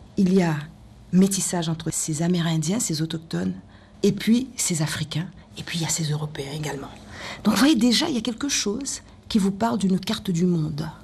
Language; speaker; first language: French; non-native, local second language; Haitian Creole